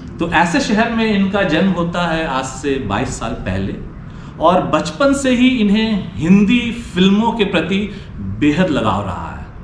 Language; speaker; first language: Hindi; native; Hindi